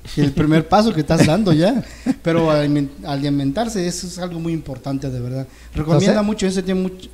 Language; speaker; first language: Spanish; non-native, local second language; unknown